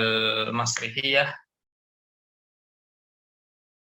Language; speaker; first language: Arabic; non-native, learner; Indonesian